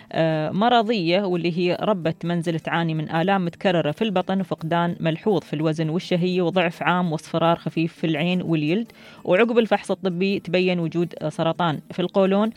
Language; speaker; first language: Arabic; native; Arabic